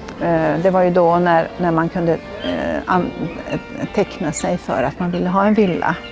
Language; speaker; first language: Swedish; native; Swedish